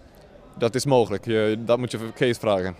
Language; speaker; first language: Dutch; non-native, fluent; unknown